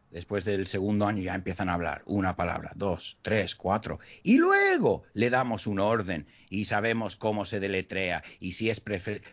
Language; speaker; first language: Spanish; early bilingual, heritage; Spanish